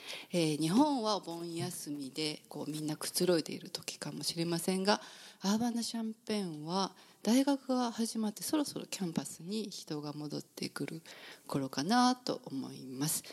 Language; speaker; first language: Japanese; native; Japanese